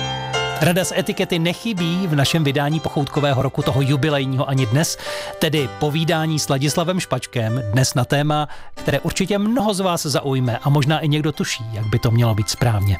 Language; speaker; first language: Czech; native; Czech